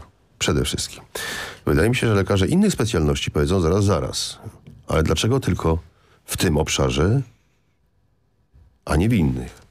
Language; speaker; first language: Polish; native; Polish